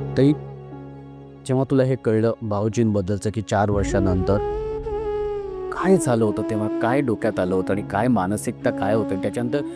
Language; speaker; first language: Marathi; native; Marathi